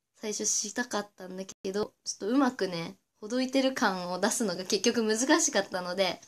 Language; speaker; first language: Japanese; native; Japanese